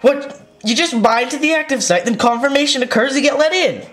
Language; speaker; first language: English; native; English